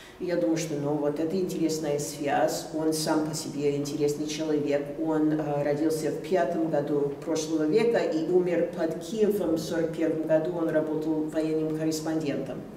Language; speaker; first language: Russian; non-native, fluent; English